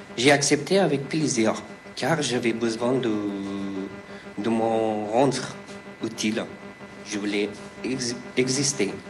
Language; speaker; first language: French; non-native, fluent; Persian